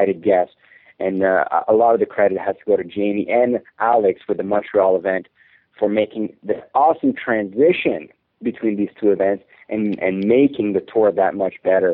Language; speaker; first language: English; non-native, fluent; French